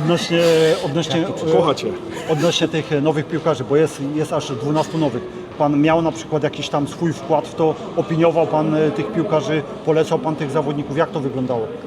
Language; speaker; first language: Polish; native; Polish